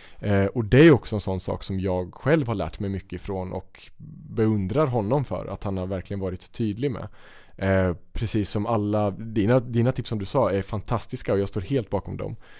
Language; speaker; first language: Swedish; native; Swedish